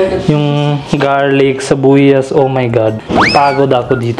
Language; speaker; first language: Filipino; non-native, learner; Punjabi